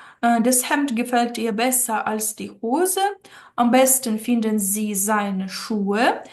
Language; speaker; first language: German; non-native, fluent; Ukrainian